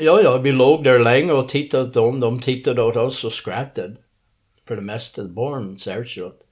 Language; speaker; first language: Swedish; early bilingual, heritage; English